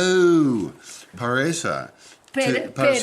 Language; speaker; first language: Spanish; non-native, learner; English